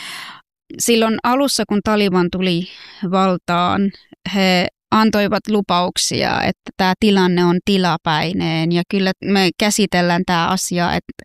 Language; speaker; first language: Finnish; non-native, fluent; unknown